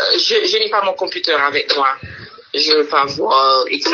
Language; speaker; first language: French; early bilingual, heritage; French